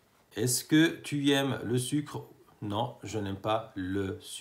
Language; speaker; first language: French; non-native, fluent; Arabic